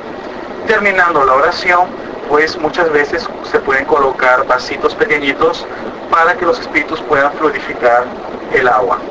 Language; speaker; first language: Spanish; native; Spanish